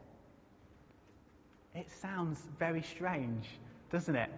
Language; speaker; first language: English; native; English